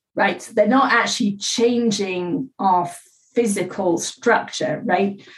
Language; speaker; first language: English; native; English